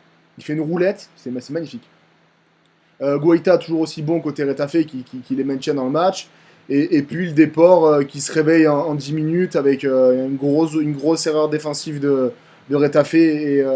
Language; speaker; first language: French; native; French